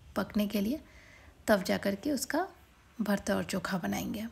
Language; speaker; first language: Hindi; native; Hindi